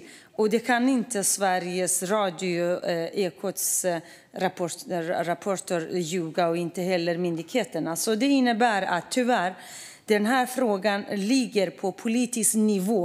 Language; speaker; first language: Swedish; non-native, fluent; Kurdish